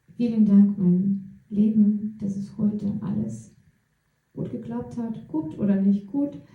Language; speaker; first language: German; non-native, fluent; Russian